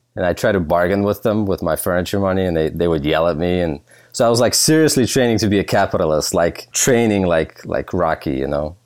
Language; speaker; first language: English; early bilingual, other home language; Russian